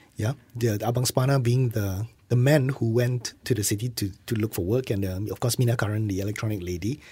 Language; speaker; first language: English; non-native, local second language; Malay